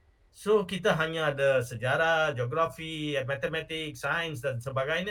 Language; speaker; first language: Malay; non-native, local second language; Tamil